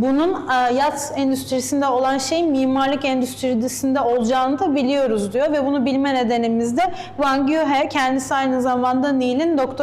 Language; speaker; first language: Turkish; native; Turkish